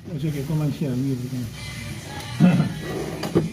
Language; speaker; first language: English; non-native, learner; Indonesian